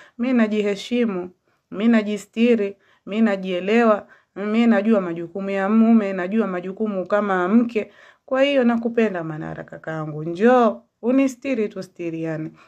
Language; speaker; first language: Swahili; native; Swahili